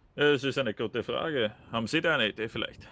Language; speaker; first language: German; native; German